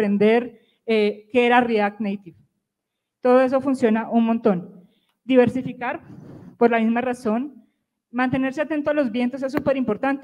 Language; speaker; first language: Spanish; native; Spanish